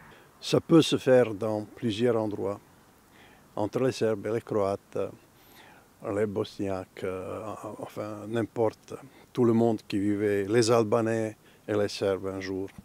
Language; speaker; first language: French; non-native, fluent; Bosnian